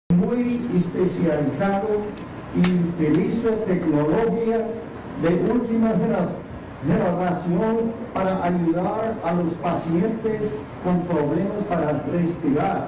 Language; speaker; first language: Spanish; non-native, fluent; English